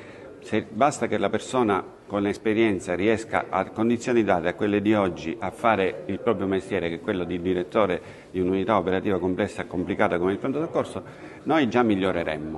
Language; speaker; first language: Italian; native; Italian